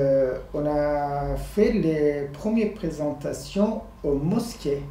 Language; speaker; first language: French; non-native, fluent; Persian